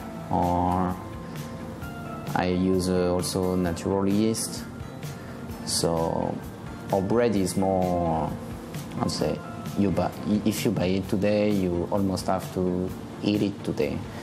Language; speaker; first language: English; non-native, fluent; French